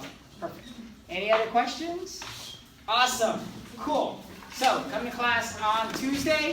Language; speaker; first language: English; native; English